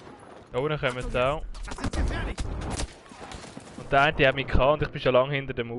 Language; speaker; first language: German; native; German